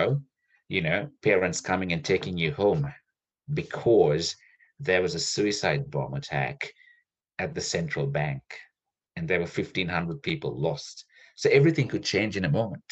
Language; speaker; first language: English; non-native, local second language; Sinhala